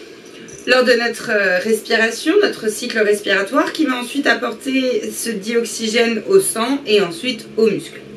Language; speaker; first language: French; native; French